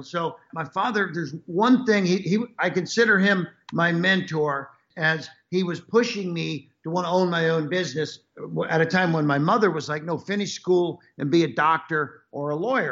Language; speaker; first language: English; native; English